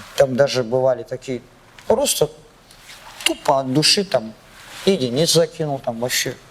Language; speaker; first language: Russian; non-native, local second language; Kazakh